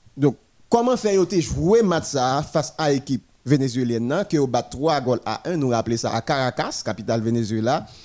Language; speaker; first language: French; non-native, local second language; Haitian Creole